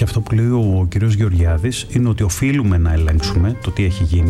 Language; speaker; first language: Greek; native; Greek